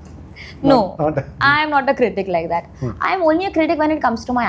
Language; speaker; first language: English; non-native, local second language; Hindi